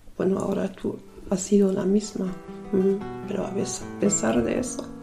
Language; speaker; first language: Spanish; early bilingual, other home language; German